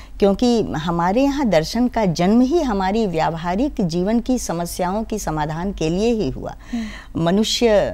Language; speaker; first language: Hindi; native; Hindi